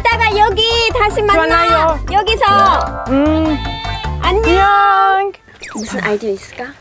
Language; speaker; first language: Korean; non-native, fluent; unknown